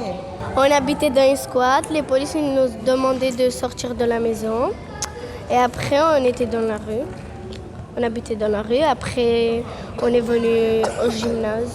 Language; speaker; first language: French; non-native, learner; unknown